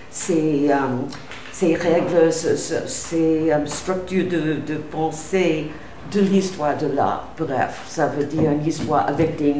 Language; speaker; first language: French; non-native, fluent; English